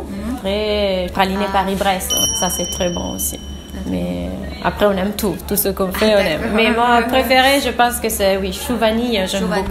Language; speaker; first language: French; non-native, fluent; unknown